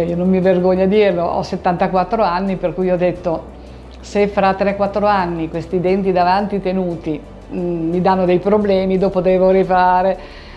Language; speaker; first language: Italian; native; Italian